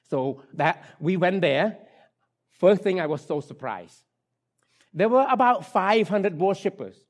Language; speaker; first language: English; non-native, fluent; Khmer